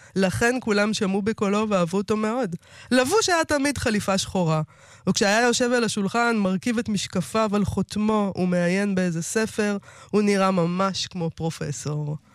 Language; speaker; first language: Hebrew; native; Hebrew